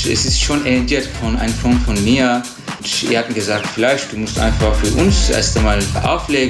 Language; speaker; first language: German; non-native, learner; Turkish